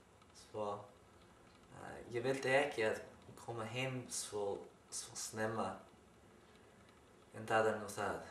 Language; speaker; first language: Icelandic; non-native, learner; English